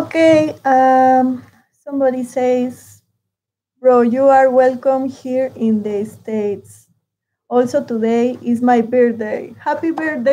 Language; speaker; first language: English; non-native, learner; Spanish